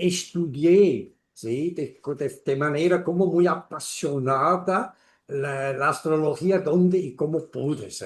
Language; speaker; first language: Spanish; non-native, fluent; German